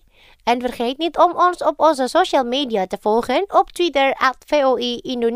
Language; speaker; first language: Dutch; non-native, fluent; Indonesian